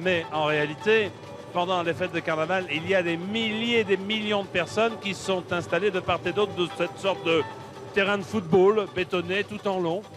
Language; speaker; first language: French; native; French